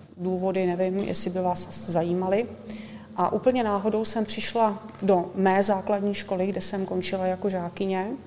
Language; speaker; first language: Czech; native; Czech